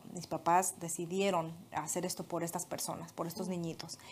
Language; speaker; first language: Spanish; native; Spanish